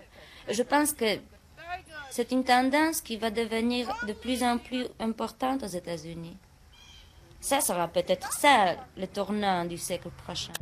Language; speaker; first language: French; non-native, fluent; Polish